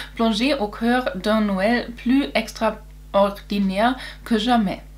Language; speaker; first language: French; non-native, learner; German